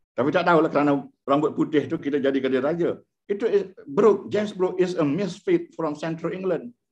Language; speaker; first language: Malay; non-native, local second language; Iban